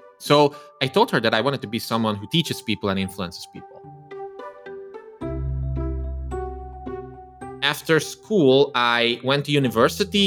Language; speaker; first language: English; non-native, fluent; Romanian